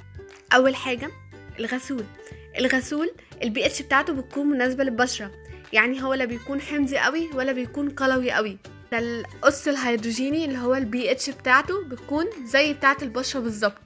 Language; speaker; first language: Arabic; native; Arabic